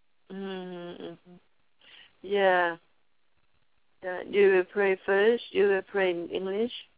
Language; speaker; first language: English; non-native, learner; Thai